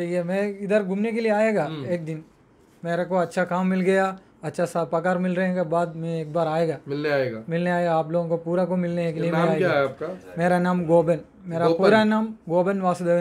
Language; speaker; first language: Hindi; non-native, local second language; Malayalam